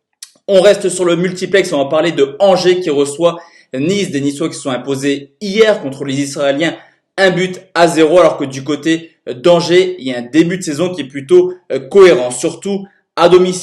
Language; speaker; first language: French; native; French